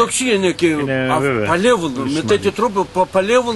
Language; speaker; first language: Greek; non-native, learner; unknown